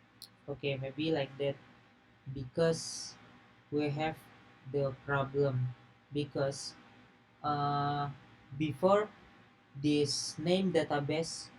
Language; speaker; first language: English; non-native, learner; Indonesian